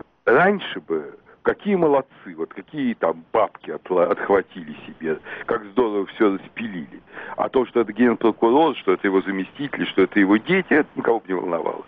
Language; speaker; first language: Russian; native; Russian